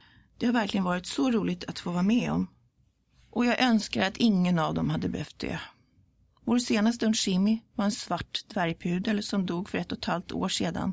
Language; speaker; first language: Swedish; early bilingual, other home language; English